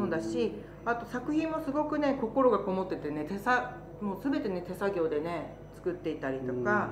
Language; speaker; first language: Japanese; native; Japanese